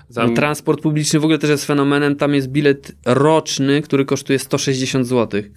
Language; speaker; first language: Polish; native; Polish